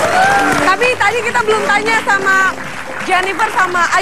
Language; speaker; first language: Indonesian; native; Indonesian